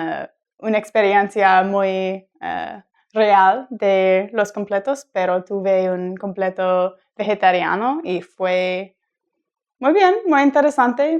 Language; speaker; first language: Spanish; non-native, learner; English